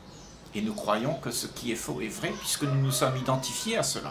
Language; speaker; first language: French; native; French